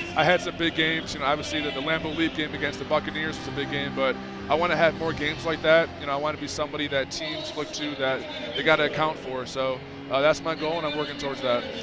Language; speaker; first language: English; native; English